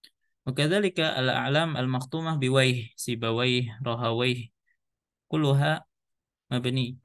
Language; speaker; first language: Arabic; non-native, fluent; Indonesian